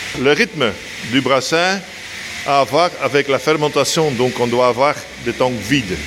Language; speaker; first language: French; non-native, local second language; Dutch